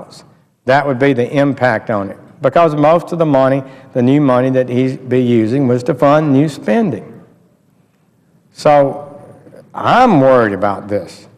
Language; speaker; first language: English; native; English